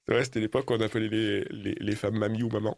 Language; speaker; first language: French; native; French